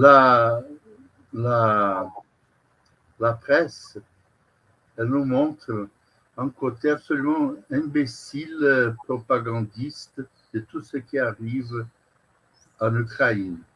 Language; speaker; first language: French; non-native, fluent; Portuguese